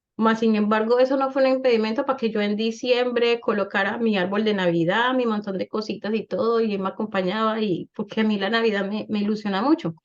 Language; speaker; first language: Spanish; native; Spanish